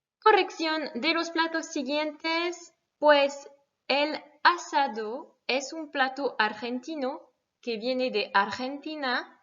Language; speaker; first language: Spanish; non-native, fluent; French